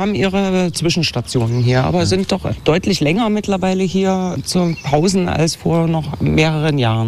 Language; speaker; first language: German; native; German